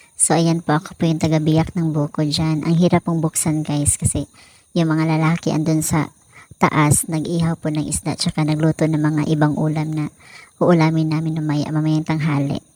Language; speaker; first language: Filipino; non-native, local second language; Cebuano